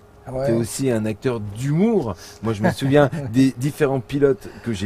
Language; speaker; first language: French; native; French